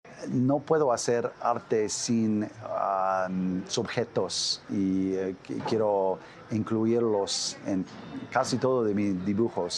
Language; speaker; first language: Spanish; non-native, fluent; English